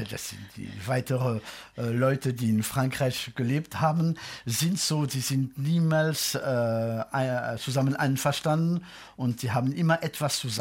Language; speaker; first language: German; non-native, fluent; French